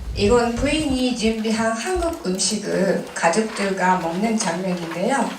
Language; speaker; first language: Korean; non-native, fluent; Japanese